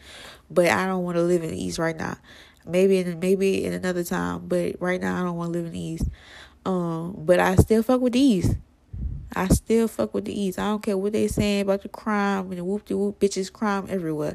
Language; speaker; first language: English; native; English